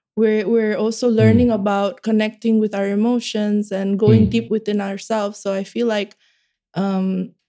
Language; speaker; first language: English; early bilingual, other home language; Indonesian